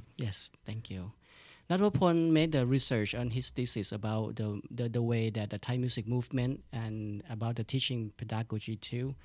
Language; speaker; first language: English; non-native, learner; Thai